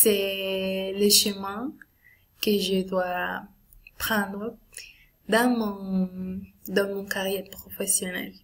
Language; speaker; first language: French; non-native, learner; Spanish